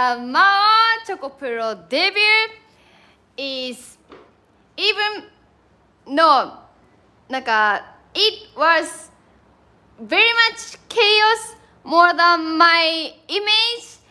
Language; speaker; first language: English; non-native, learner; Japanese